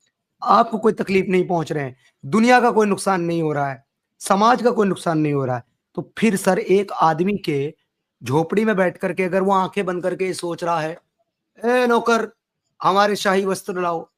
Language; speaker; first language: Hindi; native; Hindi